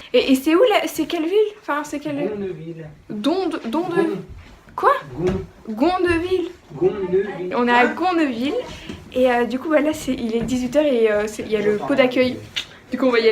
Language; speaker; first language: French; native; French